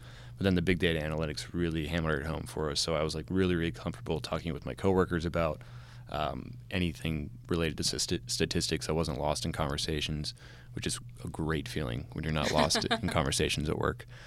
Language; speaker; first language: English; native; English